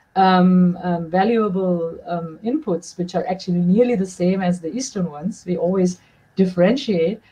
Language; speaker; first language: English; non-native, fluent; German